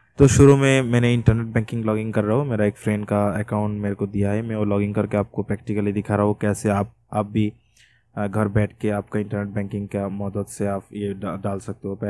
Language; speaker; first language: Hindi; non-native, fluent; Bangla